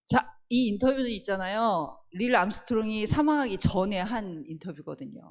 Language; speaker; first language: Korean; native; Korean